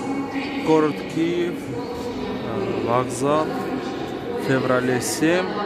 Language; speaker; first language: Russian; non-native, learner; Azerbaijani